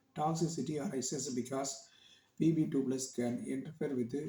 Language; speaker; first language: English; non-native, local second language; Tamil